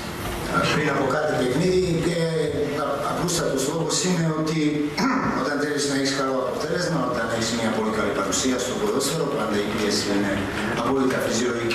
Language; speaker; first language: Greek; non-native, fluent; Serbian